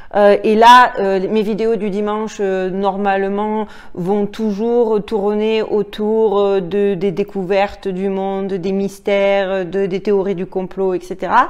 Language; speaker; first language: French; native; French